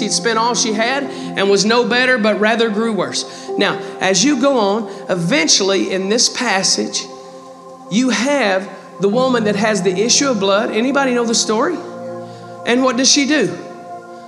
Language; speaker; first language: English; native; English